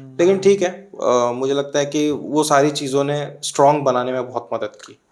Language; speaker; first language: Hindi; native; Hindi